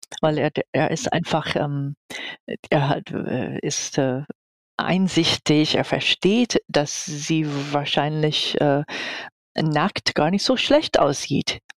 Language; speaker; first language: German; non-native, fluent; English